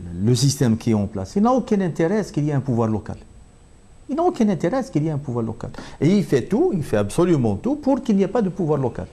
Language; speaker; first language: French; non-native, local second language; Kabyle